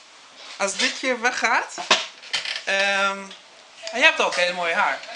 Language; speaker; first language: Dutch; non-native, fluent; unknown